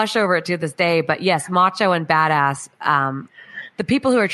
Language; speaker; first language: English; native; English